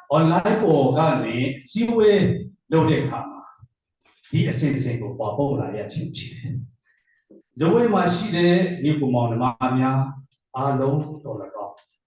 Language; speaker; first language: Burmese; non-native, local second language; Hakha Chin